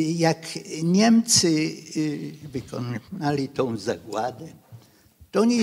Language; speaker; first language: Polish; non-native, local second language; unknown